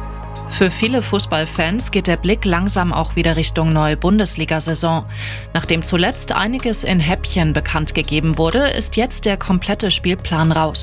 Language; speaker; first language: German; native; German